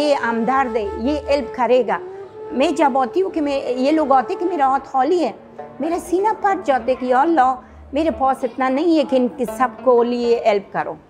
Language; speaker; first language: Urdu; non-native, fluent; Persian